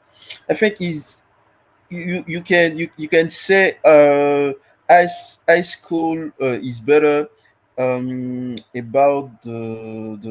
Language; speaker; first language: English; non-native, learner; French